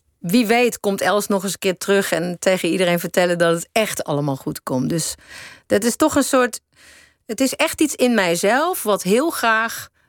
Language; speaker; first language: Dutch; native; Dutch